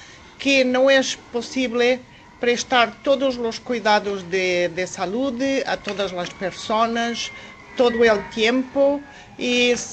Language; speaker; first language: Spanish; non-native, fluent; Portuguese